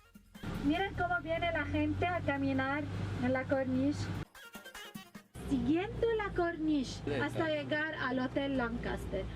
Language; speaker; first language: Spanish; non-native, fluent; Arabic